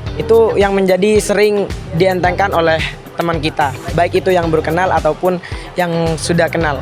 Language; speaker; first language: Indonesian; non-native, local second language; Madurese